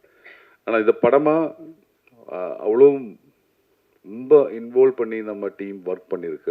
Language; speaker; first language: Tamil; non-native, learner; Malayalam